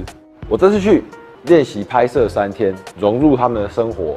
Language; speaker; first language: Chinese; native; Chinese